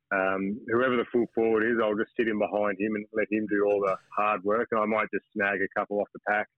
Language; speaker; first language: English; native; English